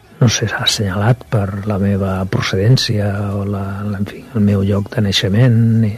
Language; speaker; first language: Catalan; non-native, local second language; Spanish